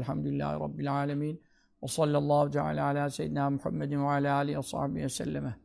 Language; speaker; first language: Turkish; native; Turkish